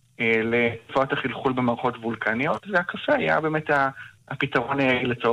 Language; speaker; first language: Hebrew; native; Hebrew